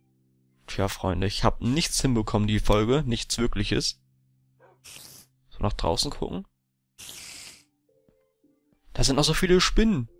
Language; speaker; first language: German; native; German